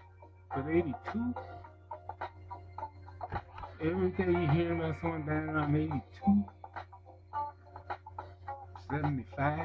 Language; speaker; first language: English; native; English